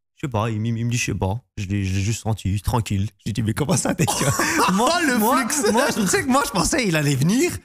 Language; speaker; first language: French; native; French